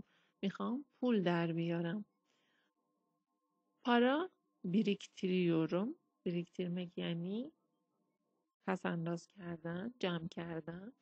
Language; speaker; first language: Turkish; non-native, fluent; Persian